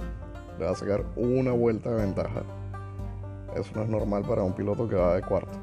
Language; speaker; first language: Spanish; native; Spanish